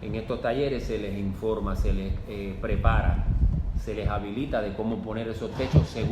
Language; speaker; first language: Spanish; native; Spanish